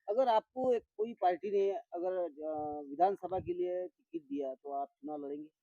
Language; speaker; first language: Hindi; non-native, local second language; Marathi